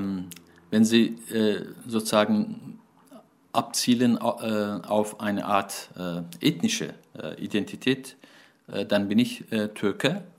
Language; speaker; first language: German; early bilingual, other home language; Turkish